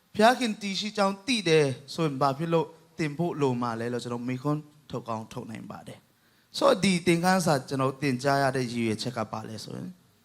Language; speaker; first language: Burmese; non-native, local second language; Tedim Chin